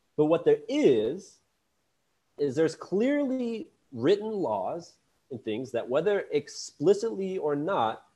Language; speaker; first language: English; native; English